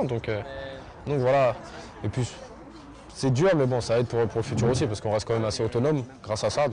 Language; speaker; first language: French; native; French